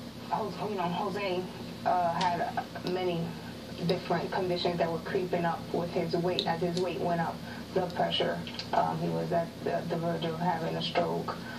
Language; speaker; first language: English; early bilingual, other home language; Spanish